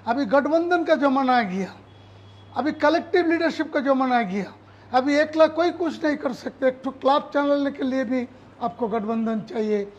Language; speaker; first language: Hindi; non-native, local second language; Bangla